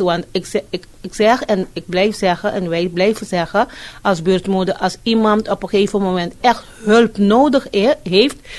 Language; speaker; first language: Dutch; non-native, fluent; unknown